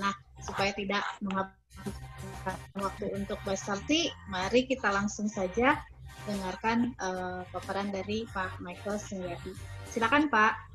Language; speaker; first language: Indonesian; native; Indonesian